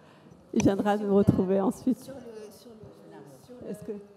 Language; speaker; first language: French; native; French